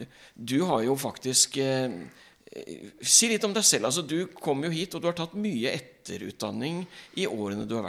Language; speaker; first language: Norwegian; native; Norwegian